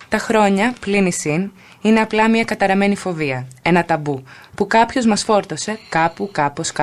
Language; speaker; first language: Greek; native; Greek